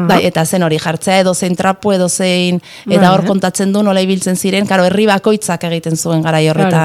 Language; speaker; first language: Basque; native; Basque